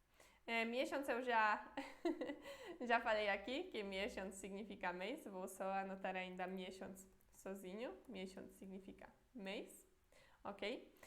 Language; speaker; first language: Portuguese; non-native, fluent; Polish